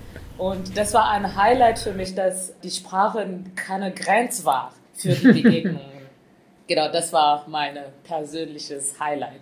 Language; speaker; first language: German; non-native, fluent; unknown